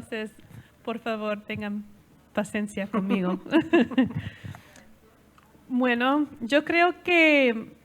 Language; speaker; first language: Spanish; non-native, learner; English